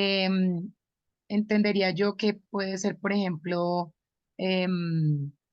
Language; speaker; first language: Spanish; native; Spanish